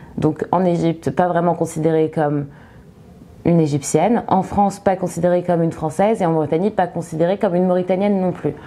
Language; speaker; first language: French; early bilingual, other home language; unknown